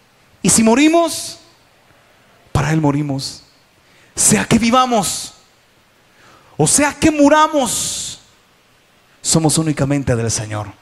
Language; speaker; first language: Spanish; native; Spanish